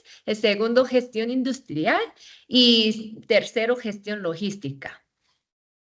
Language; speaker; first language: Spanish; non-native, fluent; Korean